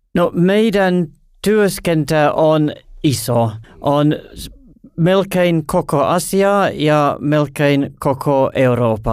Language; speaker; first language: Finnish; non-native, learner; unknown